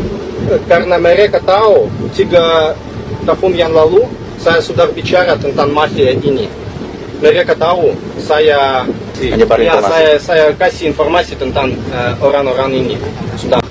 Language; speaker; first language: Indonesian; non-native, learner; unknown